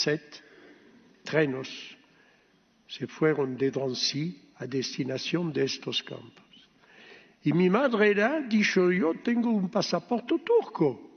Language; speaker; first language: Spanish; early bilingual, heritage; Ladino